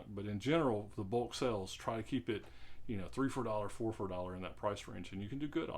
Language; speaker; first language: English; native; English